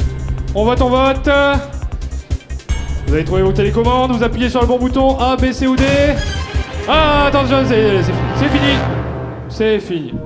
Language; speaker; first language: French; native; French